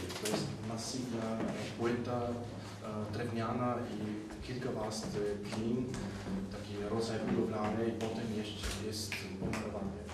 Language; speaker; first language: Polish; non-native, fluent; German